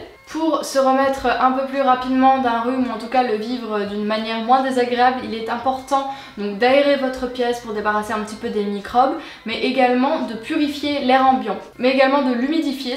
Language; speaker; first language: French; native; French